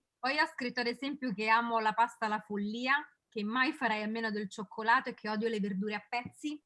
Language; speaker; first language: Italian; native; Italian